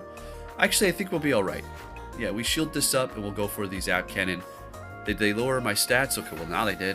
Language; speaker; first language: English; native; English